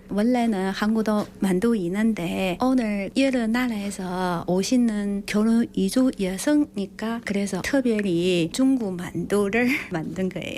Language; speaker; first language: Korean; non-native, local second language; Chinese